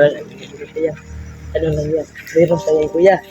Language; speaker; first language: Filipino; non-native, local second language; Cebuano